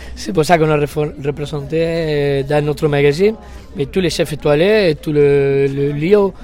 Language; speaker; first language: French; non-native, fluent; Spanish